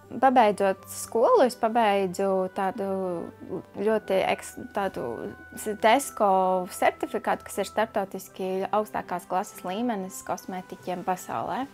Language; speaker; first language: Latvian; native; Latvian